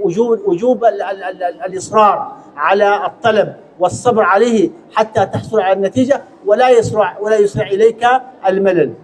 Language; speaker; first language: Arabic; native; Arabic